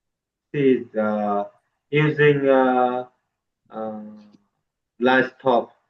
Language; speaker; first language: English; non-native, learner; Vietnamese